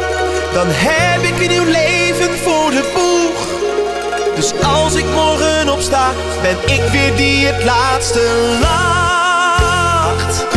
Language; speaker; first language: Dutch; native; Dutch